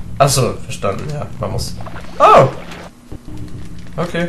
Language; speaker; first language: German; native; German